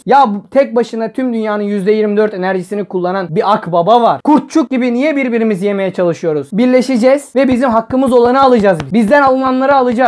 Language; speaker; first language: Turkish; native; Turkish